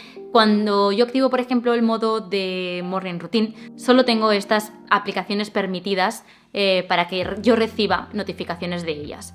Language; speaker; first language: Spanish; native; Spanish